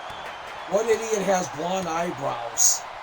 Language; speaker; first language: English; native; English